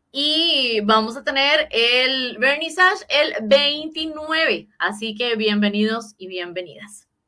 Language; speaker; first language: Spanish; native; Spanish